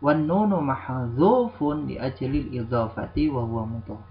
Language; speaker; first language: Arabic; non-native, fluent; Indonesian